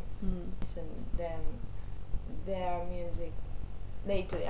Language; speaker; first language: English; non-native, learner; Japanese